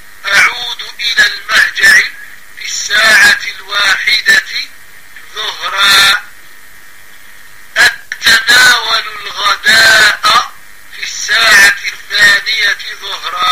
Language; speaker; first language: Arabic; non-native, fluent; French